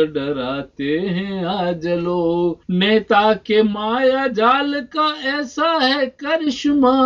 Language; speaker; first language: Hindi; non-native, local second language; Rajasthani